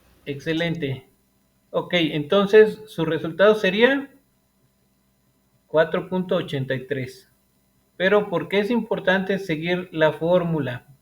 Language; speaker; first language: Spanish; native; Spanish